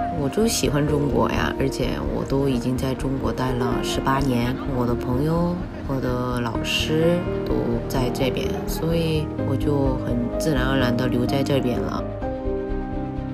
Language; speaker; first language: Chinese; non-native, fluent; Korean